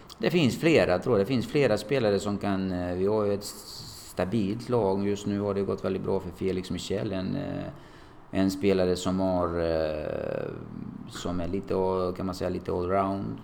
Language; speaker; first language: Swedish; non-native, fluent; Bosnian